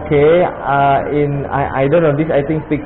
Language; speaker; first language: English; non-native, learner; Indonesian